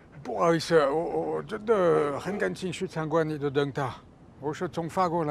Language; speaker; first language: Chinese; non-native, fluent; French